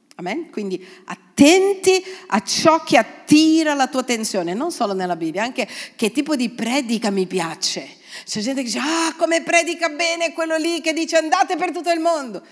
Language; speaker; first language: Italian; non-native, fluent; Portuguese